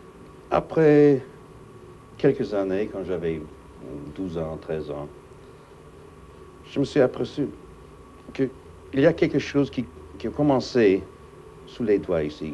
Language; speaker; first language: French; non-native, fluent; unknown